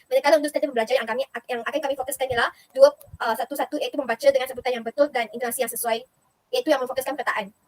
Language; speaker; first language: Malay; non-native, local second language; Chinese